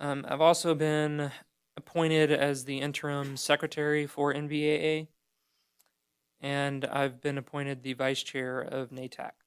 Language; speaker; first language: English; native; English